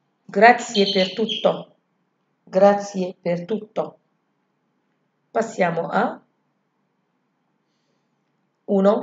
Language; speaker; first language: Italian; non-native, learner; Arabic